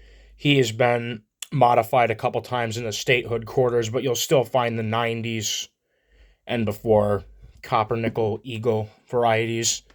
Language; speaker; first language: English; native; English